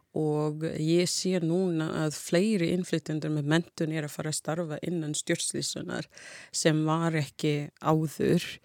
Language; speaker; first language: Icelandic; non-native, fluent; English